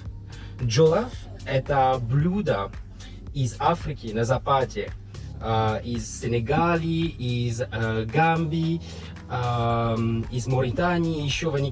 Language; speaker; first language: Russian; non-native, learner; French